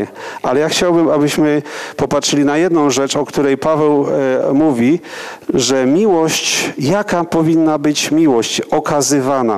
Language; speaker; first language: Polish; native; Polish